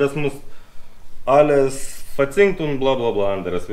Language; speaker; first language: German; non-native, learner; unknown